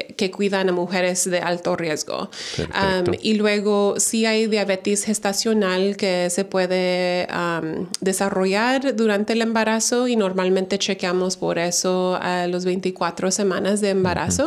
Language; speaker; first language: Spanish; early bilingual, heritage; Spanish